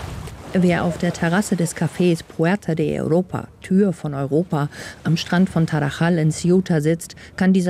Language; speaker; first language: German; native; German